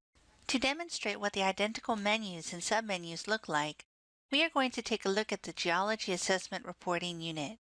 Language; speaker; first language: English; native; English